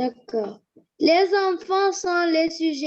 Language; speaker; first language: French; non-native, learner; Arabic